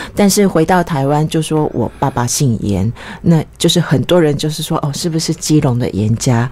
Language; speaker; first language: Chinese; early bilingual, other home language; Japanese